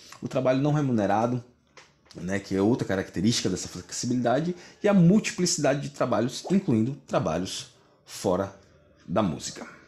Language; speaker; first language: Portuguese; native; Portuguese